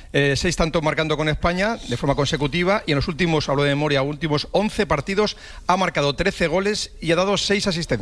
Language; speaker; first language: Spanish; native; Spanish